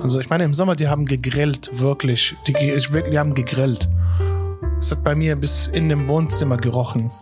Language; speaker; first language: German; non-native, fluent; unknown